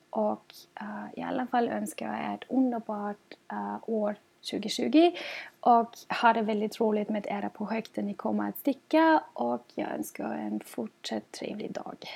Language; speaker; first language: Swedish; non-native, fluent; German